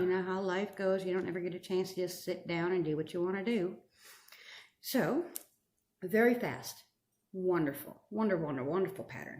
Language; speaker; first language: English; native; English